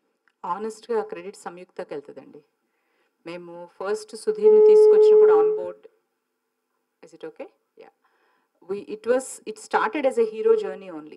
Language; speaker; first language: Telugu; native; Telugu